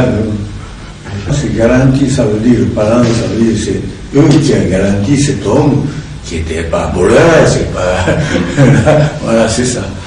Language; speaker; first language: French; non-native, learner; Japanese